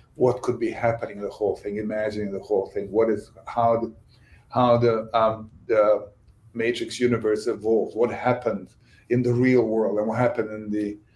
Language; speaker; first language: English; non-native, fluent; Bosnian